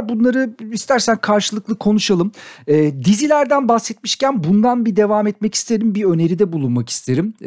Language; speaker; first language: Turkish; native; Turkish